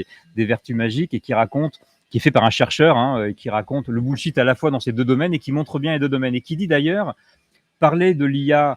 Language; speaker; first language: French; native; French